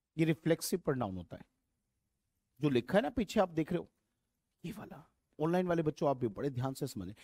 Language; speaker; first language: Hindi; native; Hindi